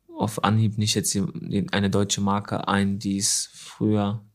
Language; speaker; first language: German; early bilingual, other home language; Arabic